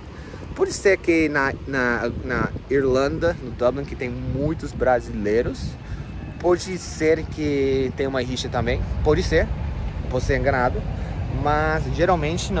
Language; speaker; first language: Portuguese; non-native, fluent; English